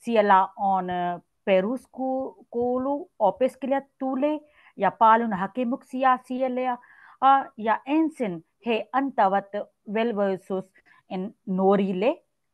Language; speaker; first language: Finnish; non-native, learner; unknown